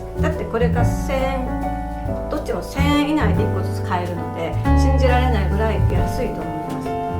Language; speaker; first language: Japanese; native; Japanese